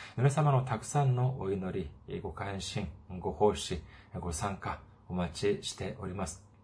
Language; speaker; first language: Japanese; non-native, fluent; Korean